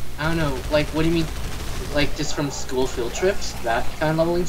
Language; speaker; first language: English; native; English